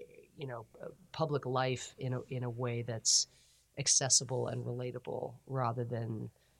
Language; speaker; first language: English; native; English